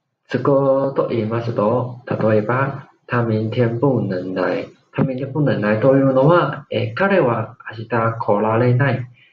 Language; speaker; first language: Japanese; non-native, fluent; Chinese